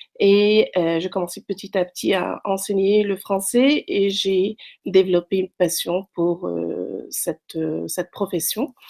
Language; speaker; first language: French; non-native, local second language; Arabic